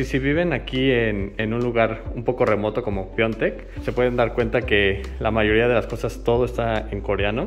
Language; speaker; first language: Spanish; native; Spanish